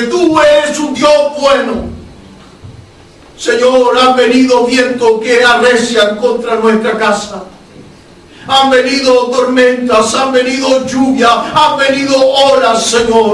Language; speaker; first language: Spanish; native; Spanish